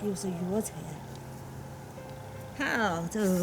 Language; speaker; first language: Chinese; native; Chinese